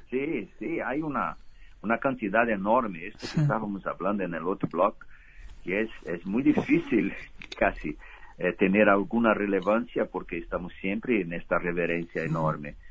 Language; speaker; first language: Spanish; non-native, fluent; Portuguese